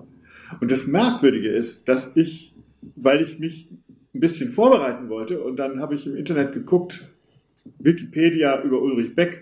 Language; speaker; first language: German; native; German